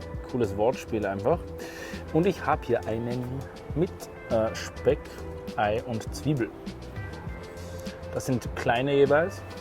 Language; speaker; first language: German; native; German